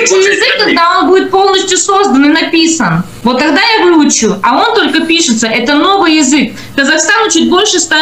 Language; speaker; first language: Russian; native; Russian